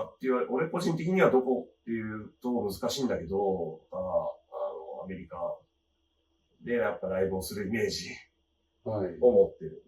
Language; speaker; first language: Japanese; native; Japanese